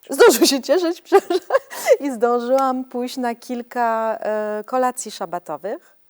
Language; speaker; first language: Polish; early bilingual, heritage; Polish